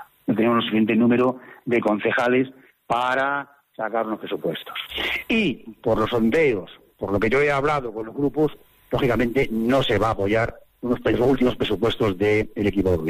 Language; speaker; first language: Spanish; native; Spanish